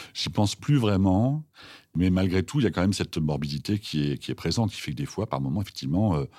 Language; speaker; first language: French; native; French